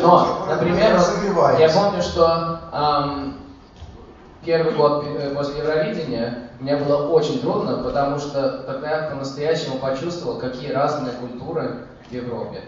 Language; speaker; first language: Russian; early bilingual, heritage; Russian